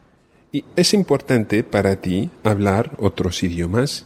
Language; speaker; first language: Spanish; non-native, fluent; English